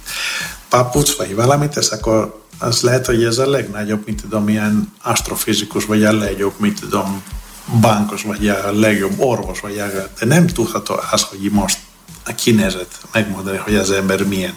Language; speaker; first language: Hungarian; non-native, fluent; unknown